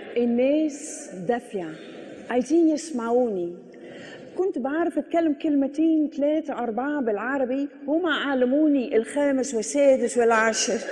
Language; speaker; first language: Arabic; non-native, fluent; Dutch